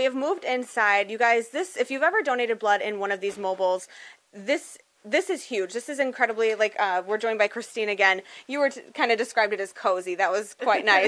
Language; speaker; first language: English; native; English